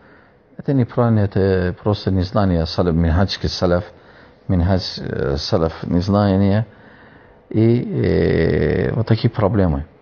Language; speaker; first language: Russian; non-native, fluent; Azerbaijani